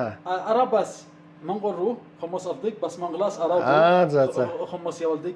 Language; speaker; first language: Mongolian; non-native, learner; Arabic